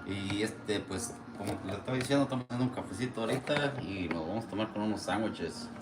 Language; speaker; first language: Spanish; early bilingual, heritage; Spanish